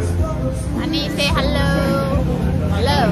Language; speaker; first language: English; non-native, learner; Thai